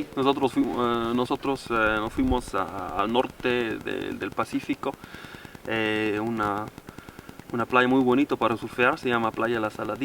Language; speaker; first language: Spanish; non-native, fluent; German